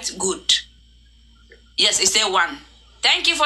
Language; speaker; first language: English; non-native, learner; Arabic